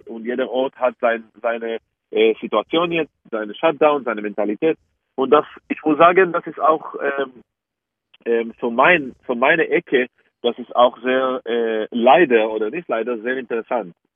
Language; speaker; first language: German; non-native, fluent; Hebrew